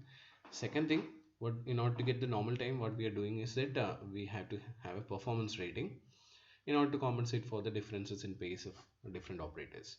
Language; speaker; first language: English; non-native, local second language; Malayalam